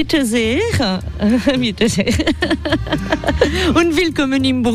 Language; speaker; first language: German; non-native, fluent; French